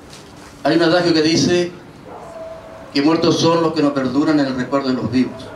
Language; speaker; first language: Spanish; native; Spanish